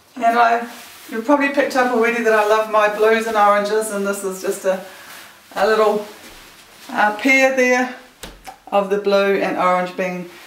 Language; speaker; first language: English; native; English